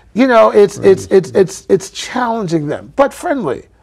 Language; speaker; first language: English; native; English